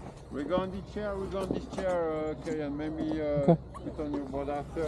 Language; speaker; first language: English; non-native, learner; French